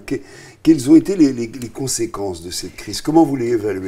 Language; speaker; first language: French; native; French